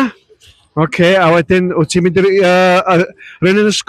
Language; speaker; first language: Welsh; native; Welsh